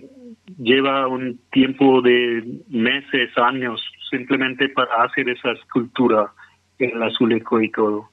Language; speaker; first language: Spanish; non-native, fluent; Hindi